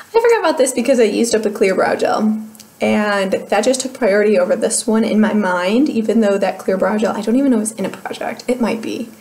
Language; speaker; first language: English; native; English